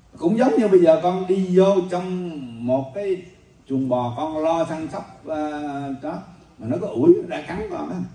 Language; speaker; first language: Vietnamese; native; Vietnamese